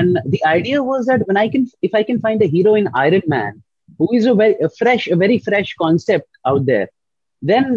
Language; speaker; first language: English; non-native, local second language; Hindi